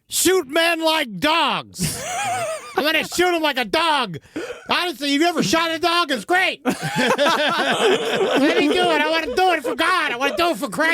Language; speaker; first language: English; native; English